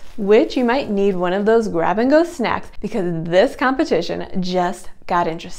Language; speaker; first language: English; native; English